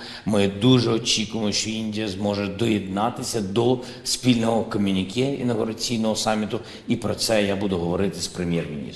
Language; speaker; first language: Ukrainian; non-native, local second language; Russian